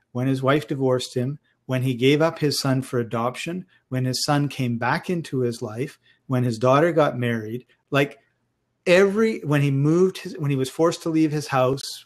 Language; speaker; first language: English; native; English